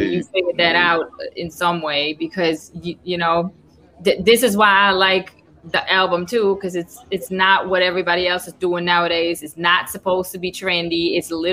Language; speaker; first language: English; non-native, fluent; Dutch